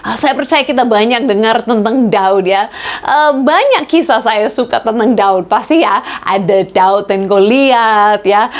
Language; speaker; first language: Indonesian; non-native, fluent; English